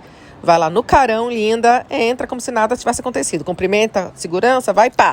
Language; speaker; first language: Portuguese; native; Portuguese